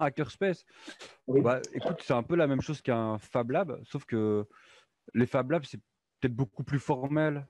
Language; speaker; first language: French; native; French